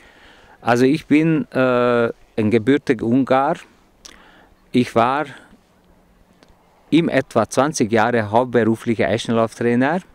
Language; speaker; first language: German; non-native, fluent; Hungarian